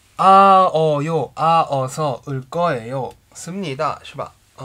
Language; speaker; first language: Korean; non-native, fluent; Chinese